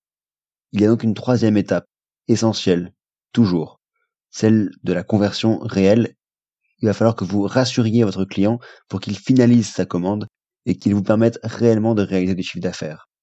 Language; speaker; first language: French; native; French